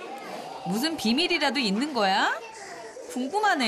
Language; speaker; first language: Korean; native; Korean